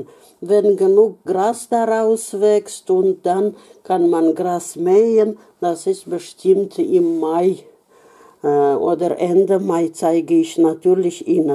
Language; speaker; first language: German; non-native, fluent; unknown